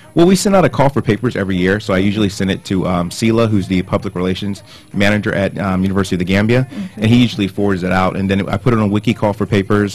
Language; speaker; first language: English; native; English